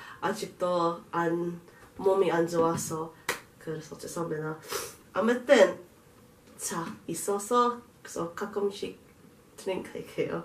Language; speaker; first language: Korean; non-native, learner; English